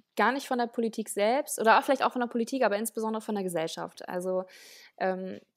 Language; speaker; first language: German; native; German